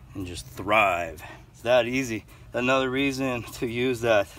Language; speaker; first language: English; native; English